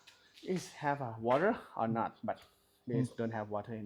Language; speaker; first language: English; non-native, learner; Thai